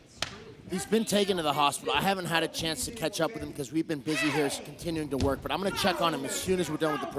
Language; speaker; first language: English; native; English